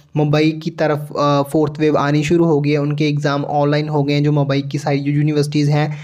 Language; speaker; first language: Hindi; non-native, local second language; Punjabi